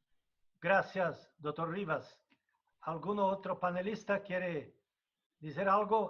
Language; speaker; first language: Spanish; non-native, fluent; Portuguese